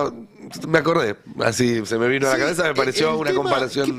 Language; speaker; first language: Spanish; native; Spanish